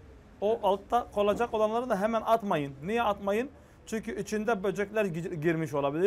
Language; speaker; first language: Turkish; native; Turkish